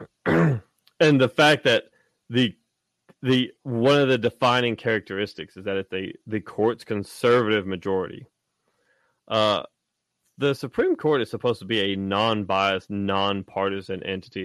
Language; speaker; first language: English; native; English